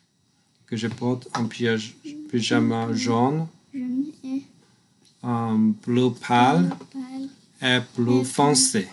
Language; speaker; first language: French; non-native, learner; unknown